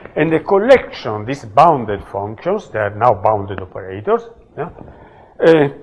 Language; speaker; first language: English; non-native, fluent; Italian